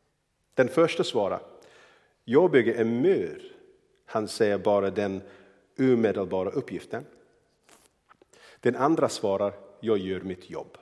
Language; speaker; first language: Swedish; non-native, fluent; English